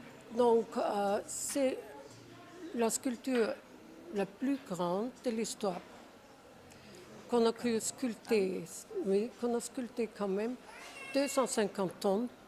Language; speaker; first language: French; non-native, fluent; Czech